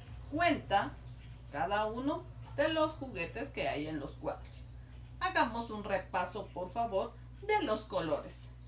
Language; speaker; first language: Spanish; native; Spanish